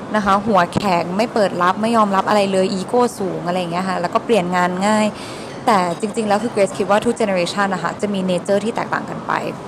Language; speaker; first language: Thai; early bilingual, heritage; Thai